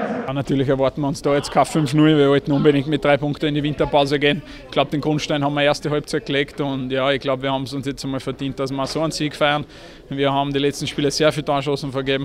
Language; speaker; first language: German; native; German